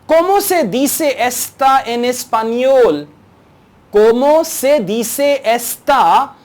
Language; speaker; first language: Spanish; non-native, learner; Urdu